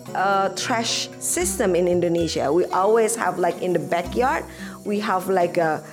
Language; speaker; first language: English; non-native, fluent; Indonesian